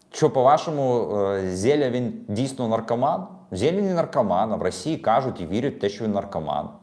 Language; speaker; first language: Ukrainian; non-native, local second language; Russian